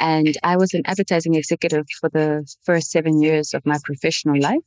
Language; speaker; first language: English; non-native, local second language; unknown